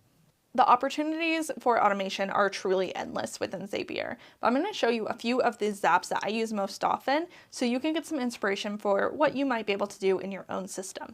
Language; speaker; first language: English; native; English